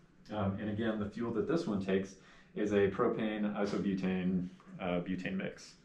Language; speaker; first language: English; native; English